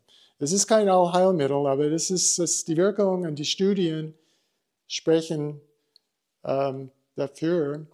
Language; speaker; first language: German; non-native, fluent; English